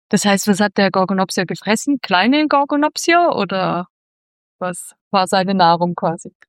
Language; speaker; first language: German; native; German